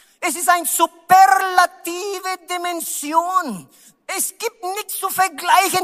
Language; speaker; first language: German; non-native, learner; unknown